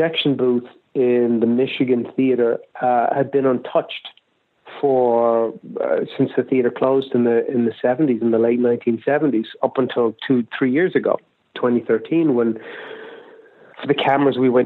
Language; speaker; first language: English; native; English